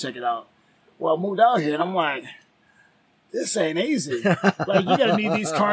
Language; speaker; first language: English; native; English